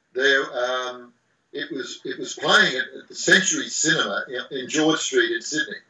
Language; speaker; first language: English; native; English